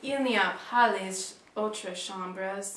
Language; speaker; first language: French; non-native, learner; English